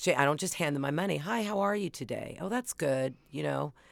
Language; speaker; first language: English; native; English